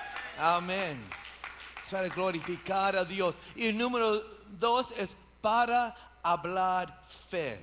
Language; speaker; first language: Spanish; early bilingual, heritage; English